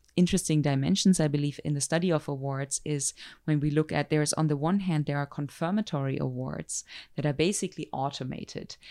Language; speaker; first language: English; non-native, fluent; German